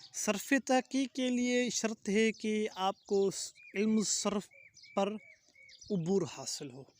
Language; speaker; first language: Urdu; non-native, local second language; Pashto